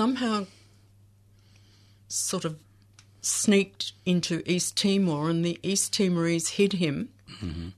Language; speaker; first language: English; native; English